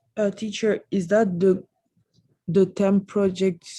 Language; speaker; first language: English; non-native, learner; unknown